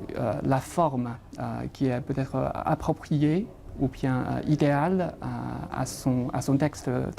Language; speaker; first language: French; non-native, fluent; Chinese